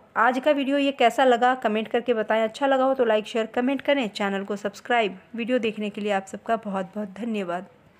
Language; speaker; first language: Hindi; native; Hindi